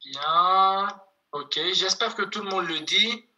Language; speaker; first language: French; non-native, fluent; Kurdish